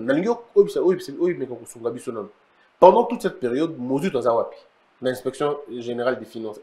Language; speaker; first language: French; non-native, local second language; Lingala